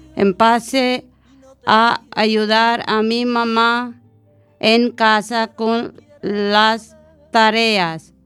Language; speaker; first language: Spanish; non-native, learner; Romanian